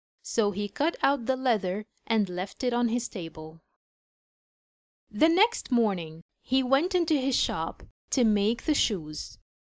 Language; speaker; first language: English; non-native, fluent; Arabic